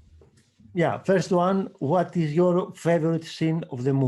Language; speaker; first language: English; non-native, fluent; Greek